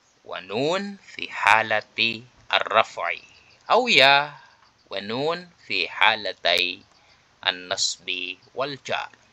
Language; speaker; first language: Arabic; non-native, fluent; Filipino